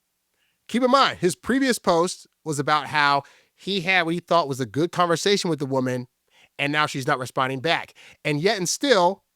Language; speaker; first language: English; native; English